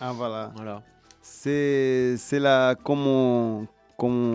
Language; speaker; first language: French; non-native, learner; Portuguese